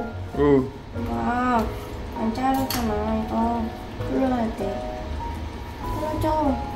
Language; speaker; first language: Korean; non-native, learner; Vietnamese